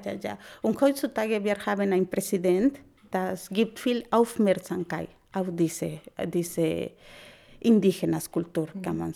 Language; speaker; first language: German; non-native, fluent; Spanish